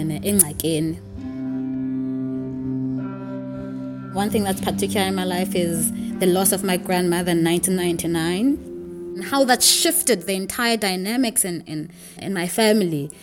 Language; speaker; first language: English; non-native, local second language; Xhosa